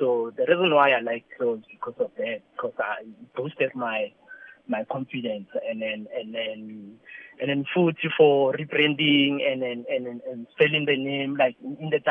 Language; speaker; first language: English; non-native, local second language; Zulu